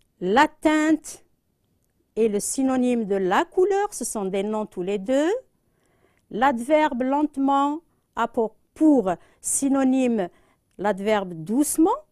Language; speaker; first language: French; non-native, local second language; Arabic